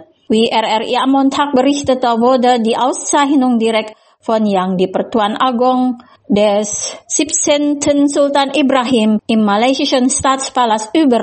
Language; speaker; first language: German; non-native, fluent; Indonesian